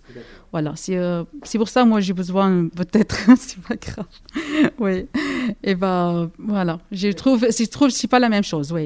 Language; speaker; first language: French; non-native, learner; Arabic